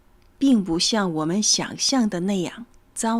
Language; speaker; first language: Chinese; native; Chinese